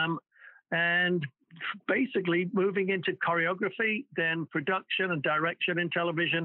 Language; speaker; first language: English; native; English